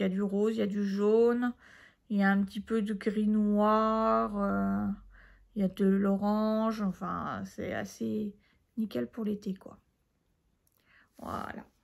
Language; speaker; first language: French; native; French